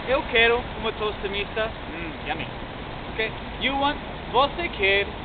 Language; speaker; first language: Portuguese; non-native, learner; English